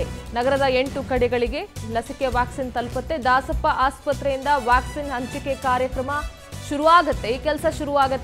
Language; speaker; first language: Kannada; native; Kannada